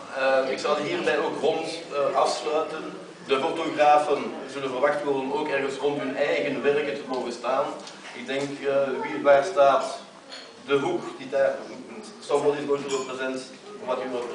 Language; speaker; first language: Dutch; native; Dutch